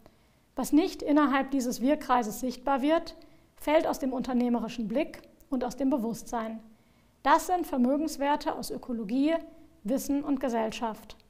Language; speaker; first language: German; native; German